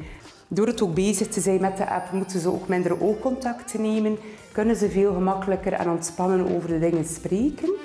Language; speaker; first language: Dutch; native; Dutch